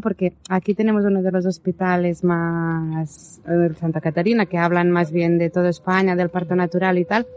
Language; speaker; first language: Spanish; native; Spanish